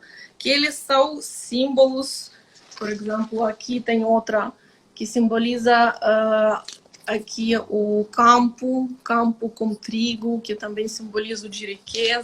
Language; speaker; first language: Portuguese; non-native, fluent; Ukrainian